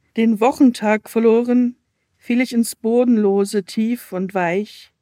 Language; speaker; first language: German; native; German